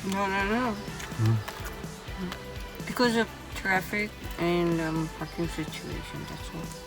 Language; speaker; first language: English; non-native, learner; Korean